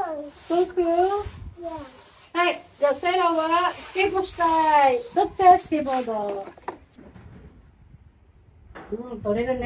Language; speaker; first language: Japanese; non-native, learner; Filipino